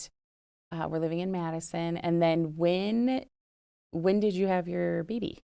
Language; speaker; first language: English; native; English